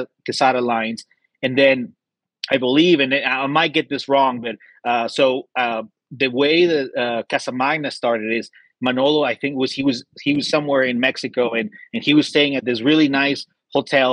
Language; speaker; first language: English; native; English